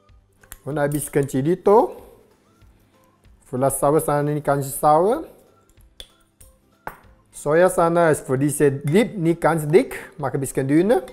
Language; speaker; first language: German; non-native, learner; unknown